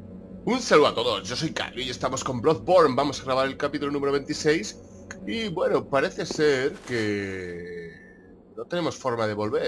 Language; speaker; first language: Spanish; native; Spanish